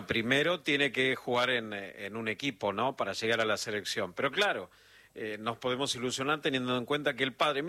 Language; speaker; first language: Spanish; native; Spanish